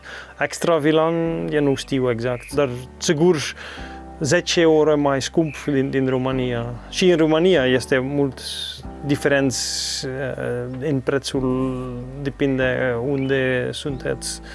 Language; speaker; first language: Romanian; non-native, learner; Dutch